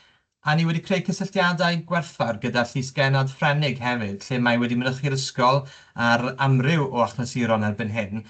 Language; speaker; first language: Welsh; native; Welsh